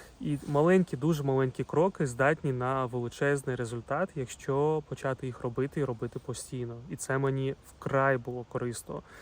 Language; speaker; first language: Ukrainian; non-native, local second language; Russian